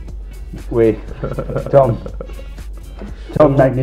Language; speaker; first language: French; non-native, learner; English